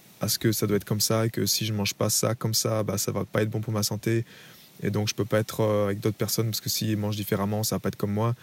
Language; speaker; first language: French; native; French